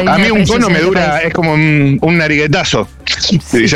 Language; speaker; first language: Spanish; native; Spanish